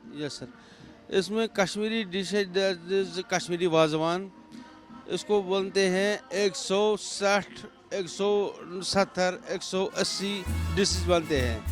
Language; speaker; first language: Hindi; non-native, local second language; Kashmiri